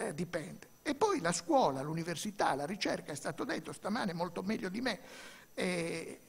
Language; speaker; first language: Italian; native; Italian